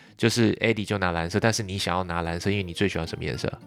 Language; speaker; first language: Chinese; native; Chinese